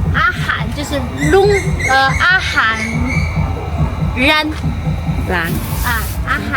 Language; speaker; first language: Thai; non-native, learner; Chinese